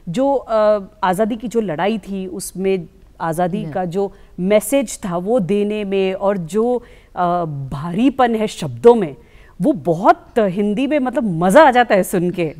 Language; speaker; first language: Hindi; native; Hindi